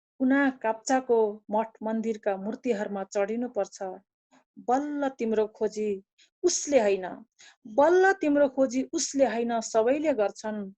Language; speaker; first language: Nepali; non-native, local second language; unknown